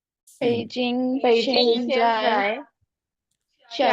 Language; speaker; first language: Chinese; non-native, learner; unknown